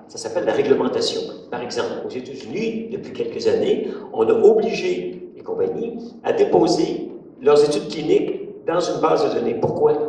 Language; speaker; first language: French; native; French